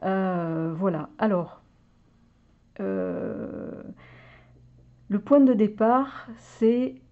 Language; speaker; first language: French; native; French